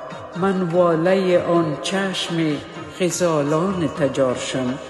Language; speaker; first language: Persian; native; Persian